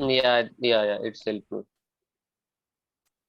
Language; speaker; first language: English; non-native, local second language; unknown